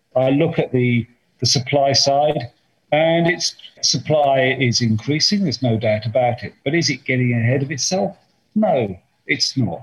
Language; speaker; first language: English; native; English